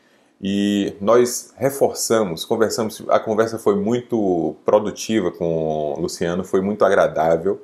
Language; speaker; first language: Portuguese; native; Portuguese